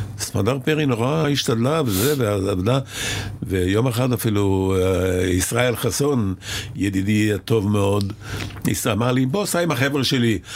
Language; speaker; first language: Hebrew; early bilingual, other home language; Arabic